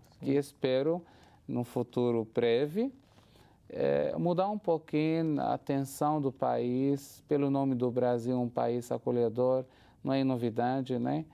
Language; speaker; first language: Portuguese; non-native, fluent; Arabic